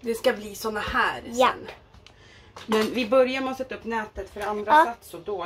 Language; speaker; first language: Swedish; native; Swedish